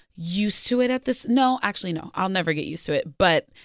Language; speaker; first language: English; native; English